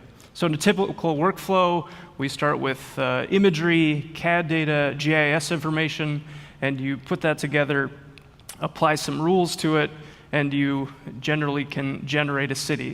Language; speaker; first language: English; native; English